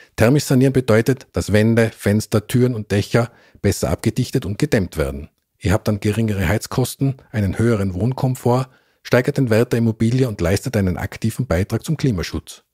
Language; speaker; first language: German; native; German